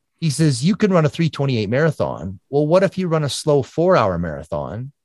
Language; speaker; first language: English; native; English